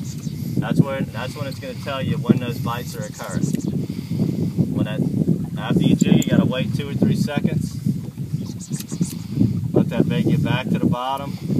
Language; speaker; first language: English; native; English